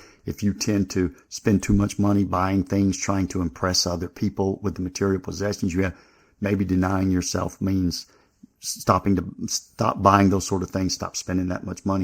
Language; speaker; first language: English; native; English